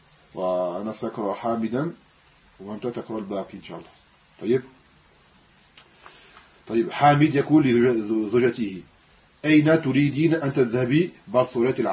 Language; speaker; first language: Arabic; non-native, fluent; French